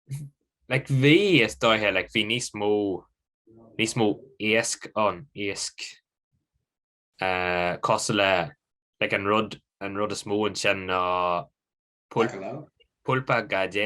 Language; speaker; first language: Irish; non-native, local second language; English